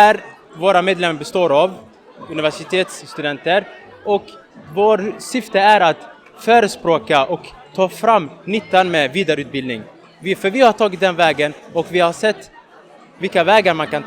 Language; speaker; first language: Swedish; early bilingual, other home language; Somali